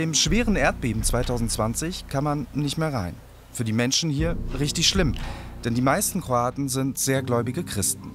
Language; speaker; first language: German; early bilingual, other home language; Croatian